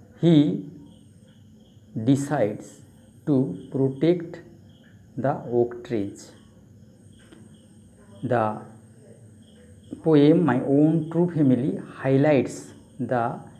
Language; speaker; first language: English; non-native, local second language; Bangla